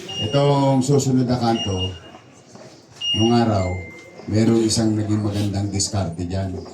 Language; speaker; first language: Filipino; native; Filipino